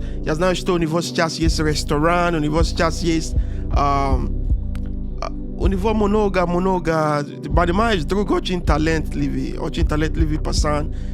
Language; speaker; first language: Russian; non-native, learner; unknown